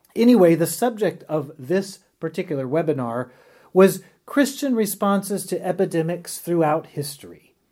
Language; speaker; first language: English; native; English